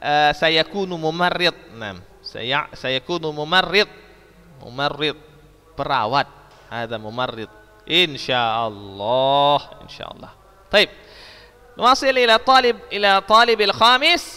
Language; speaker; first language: Arabic; non-native, fluent; Indonesian